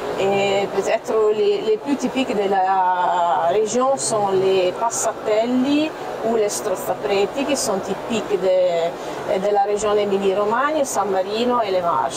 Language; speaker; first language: French; non-native, fluent; Italian